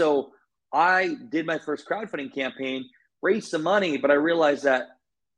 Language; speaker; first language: English; native; English